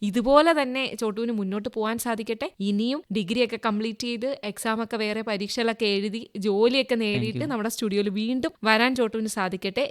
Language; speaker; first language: Malayalam; native; Malayalam